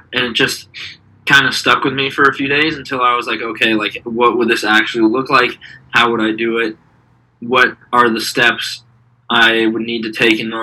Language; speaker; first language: English; native; English